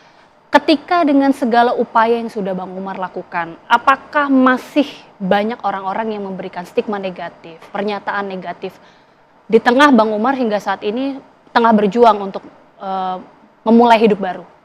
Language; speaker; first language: Malay; native; Malay